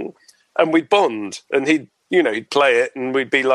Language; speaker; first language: English; native; English